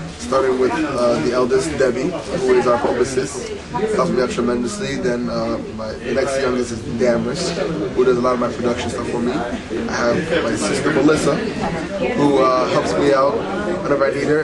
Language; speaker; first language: English; early bilingual, other home language; Spanish